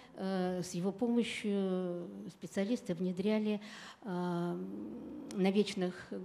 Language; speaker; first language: Russian; native; Russian